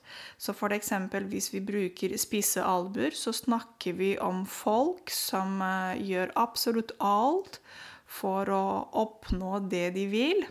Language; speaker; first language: Norwegian; non-native, fluent; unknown